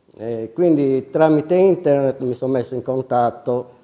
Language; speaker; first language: Italian; native; Italian